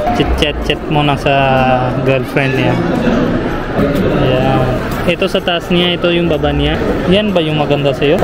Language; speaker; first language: Filipino; non-native, learner; Hindi